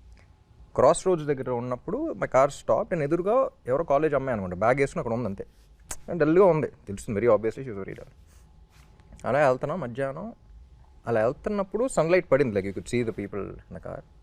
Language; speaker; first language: Telugu; native; Telugu